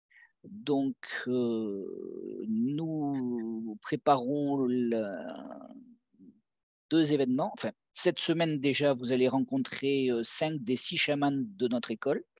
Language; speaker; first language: French; native; French